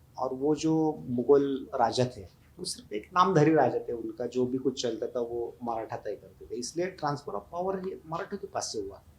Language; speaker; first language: Hindi; non-native, local second language; Marathi